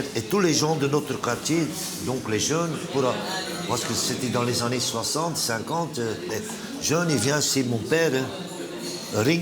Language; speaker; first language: French; non-native, local second language; Dutch